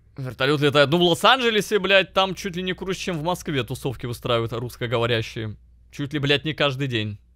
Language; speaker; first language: Russian; native; Russian